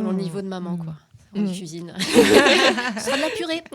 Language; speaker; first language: French; native; French